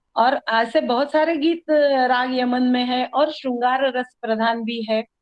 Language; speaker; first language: Hindi; non-native, local second language; Marathi